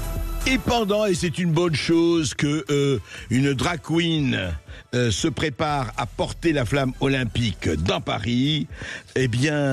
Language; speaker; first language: French; native; French